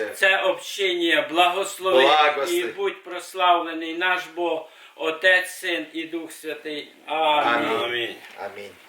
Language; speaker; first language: Ukrainian; native; Ukrainian